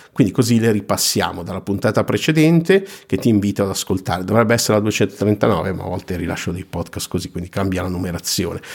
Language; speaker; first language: Italian; native; Italian